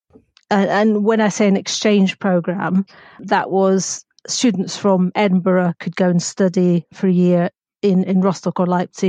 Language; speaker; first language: English; native; English